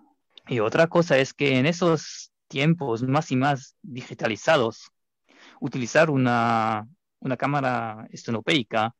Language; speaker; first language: Spanish; non-native, fluent; German